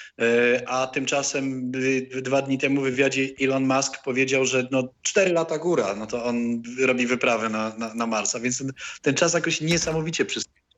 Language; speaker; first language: Polish; native; Polish